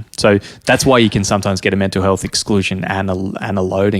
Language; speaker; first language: English; native; English